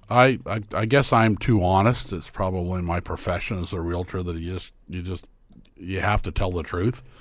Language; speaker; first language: English; native; English